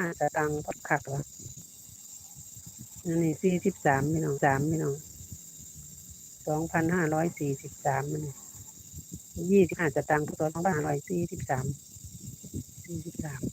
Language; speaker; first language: Thai; non-native, local second language; Northeastern Thai